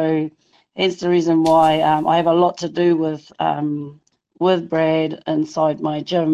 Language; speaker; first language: English; non-native, local second language; Māori